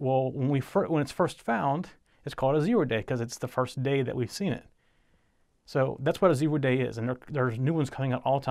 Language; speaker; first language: English; native; English